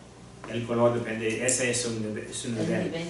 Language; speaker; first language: Spanish; non-native, fluent; English